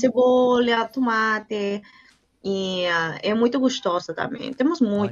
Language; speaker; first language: Portuguese; non-native, learner; Spanish